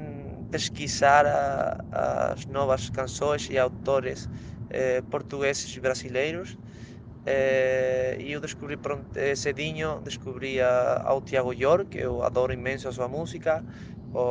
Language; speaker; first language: Portuguese; non-native, fluent; Spanish